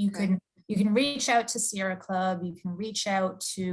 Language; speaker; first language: English; native; English